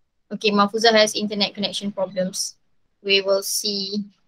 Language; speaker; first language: English; non-native, local second language; Malay